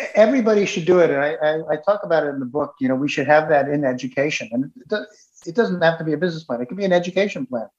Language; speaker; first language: English; native; English